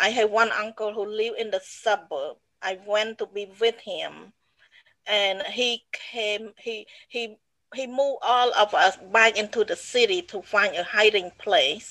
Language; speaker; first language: English; non-native, fluent; Khmer